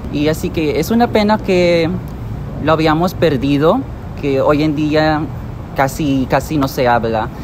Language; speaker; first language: Spanish; non-native, fluent; Filipino